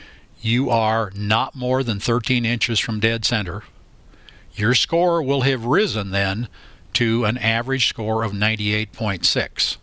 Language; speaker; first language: English; native; English